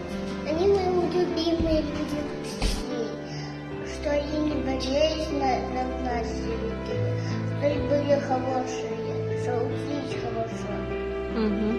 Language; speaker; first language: Russian; non-native, local second language; Kazakh